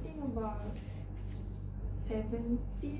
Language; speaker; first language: English; non-native, learner; Malay